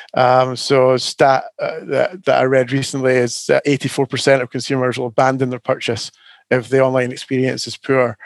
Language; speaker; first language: English; native; English